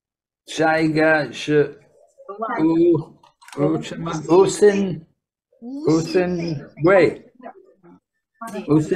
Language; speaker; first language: Chinese; non-native, learner; English